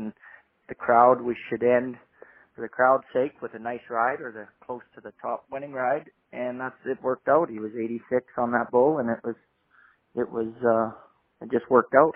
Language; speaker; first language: English; native; English